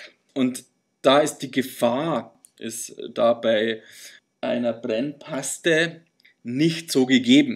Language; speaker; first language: German; native; German